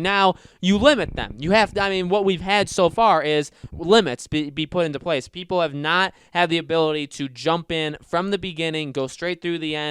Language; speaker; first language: English; native; English